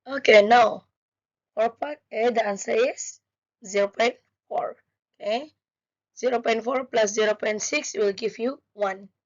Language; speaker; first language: English; non-native, local second language; Malay